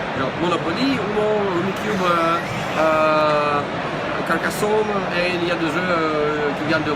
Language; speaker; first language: French; non-native, learner; Russian